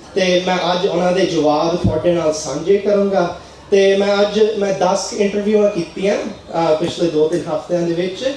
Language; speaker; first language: Punjabi; early bilingual, heritage; Punjabi